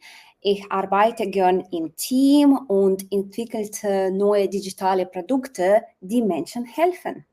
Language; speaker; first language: German; non-native, learner; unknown